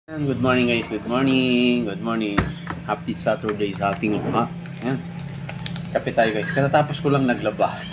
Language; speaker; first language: Filipino; non-native, local second language; Iloko